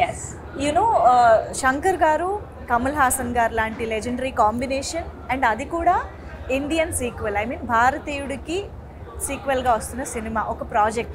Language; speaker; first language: Telugu; native; Telugu